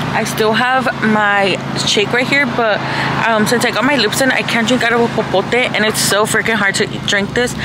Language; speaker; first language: English; early bilingual, other home language; Spanish